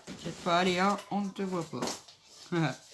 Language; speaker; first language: French; native; French